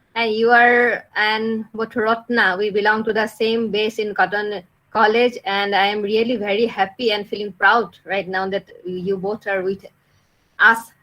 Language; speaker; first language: English; non-native, local second language; Assamese